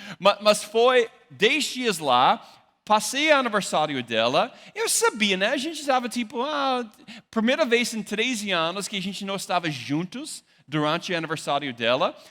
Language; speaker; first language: Portuguese; non-native, fluent; English